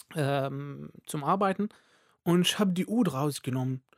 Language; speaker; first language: German; non-native, fluent; Arabic